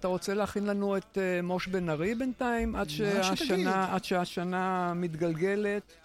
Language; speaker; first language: Hebrew; native; Hebrew